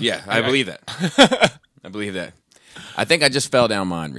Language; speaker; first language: English; native; English